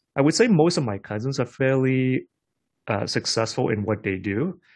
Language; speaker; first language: English; non-native, local second language; Cantonese